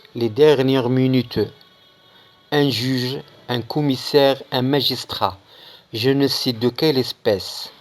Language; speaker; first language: French; non-native, local second language; Arabic